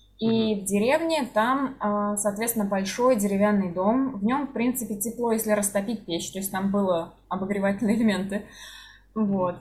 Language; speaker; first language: Russian; native; Russian